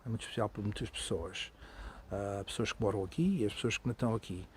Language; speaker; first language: Portuguese; non-native, learner; English